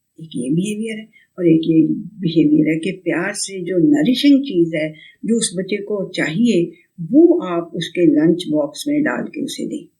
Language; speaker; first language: Urdu; native; Urdu